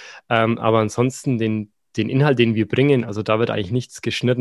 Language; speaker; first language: German; native; German